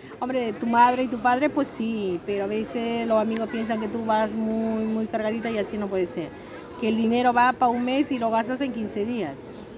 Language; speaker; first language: Spanish; native; Spanish